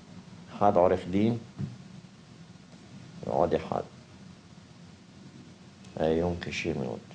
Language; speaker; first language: Hebrew; non-native, fluent; Arabic